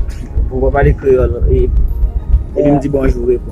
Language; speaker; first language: Portuguese; non-native, learner; Haitian Creole